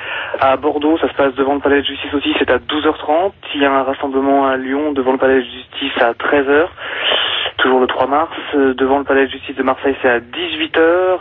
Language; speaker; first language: French; native; French